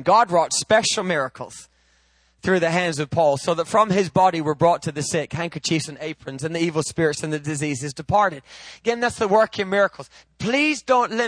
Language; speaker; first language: English; native; English